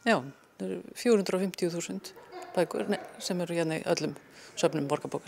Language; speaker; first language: Icelandic; native; Icelandic